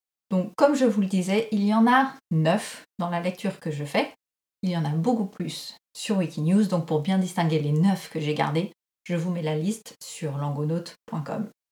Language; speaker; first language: French; native; French